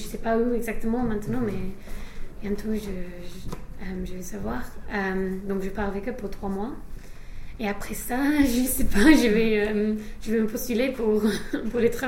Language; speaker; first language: French; non-native, fluent; English